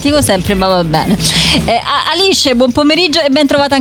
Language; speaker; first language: Italian; native; Italian